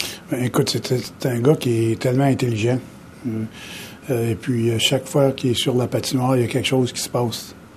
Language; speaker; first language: French; native; French